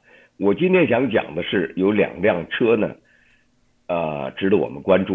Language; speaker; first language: Chinese; native; Chinese